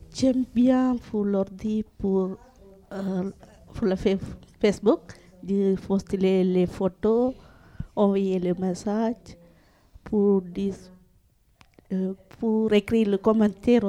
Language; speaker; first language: French; non-native, learner; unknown